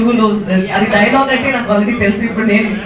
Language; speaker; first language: Telugu; non-native, local second language; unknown